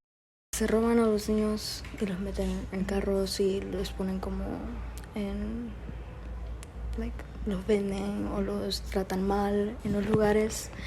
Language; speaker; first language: Spanish; early bilingual, heritage; Spanish